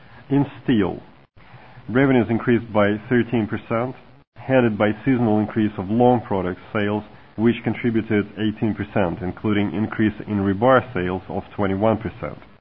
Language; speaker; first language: English; non-native, fluent; Russian